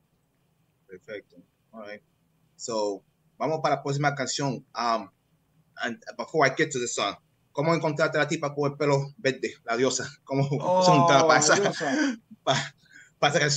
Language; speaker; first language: Spanish; early bilingual, heritage; English